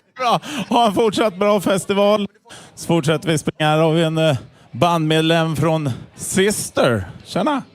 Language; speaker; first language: Swedish; native; Swedish